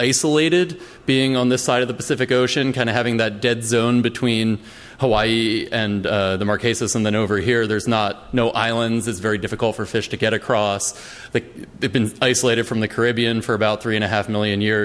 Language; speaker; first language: English; native; English